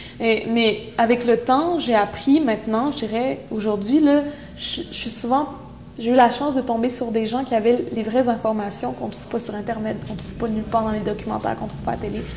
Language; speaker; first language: French; non-native, local second language; Innu-aimun